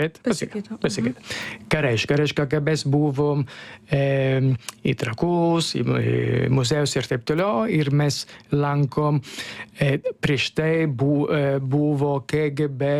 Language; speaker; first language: Lithuanian; non-native, learner; Italian